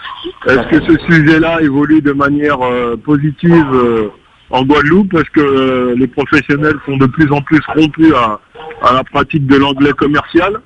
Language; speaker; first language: French; native; French